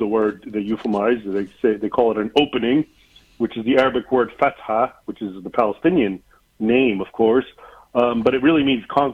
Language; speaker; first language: English; native; English